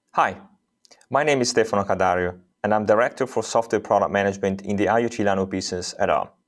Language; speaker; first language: English; non-native, fluent; Italian